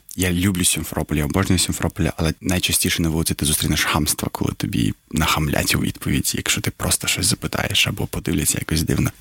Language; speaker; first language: Ukrainian; non-native, local second language; Crimean Tatar